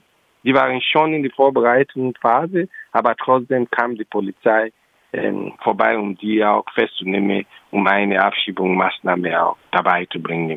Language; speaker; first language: German; non-native, local second language; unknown